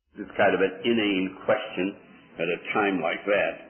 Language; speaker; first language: English; native; English